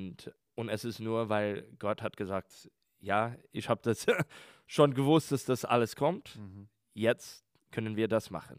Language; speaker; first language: German; non-native, learner; English